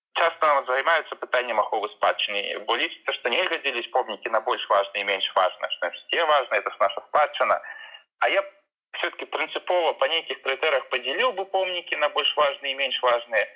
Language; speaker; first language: Belarusian; non-native, local second language; Russian